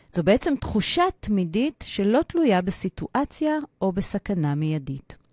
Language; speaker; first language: Hebrew; native; Hebrew